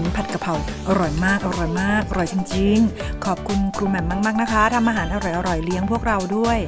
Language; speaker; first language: Thai; native; Thai